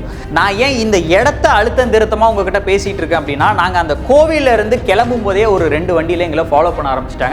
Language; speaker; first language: Tamil; native; Tamil